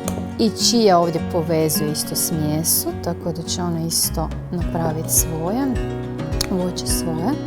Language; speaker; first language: Croatian; native; Croatian